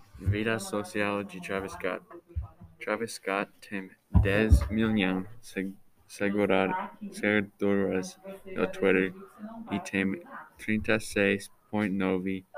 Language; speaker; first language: Portuguese; non-native, learner; English